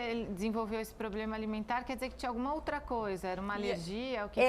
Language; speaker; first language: Portuguese; native; Portuguese